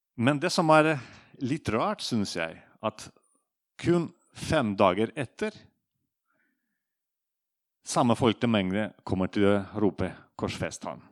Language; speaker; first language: Norwegian; non-native, fluent; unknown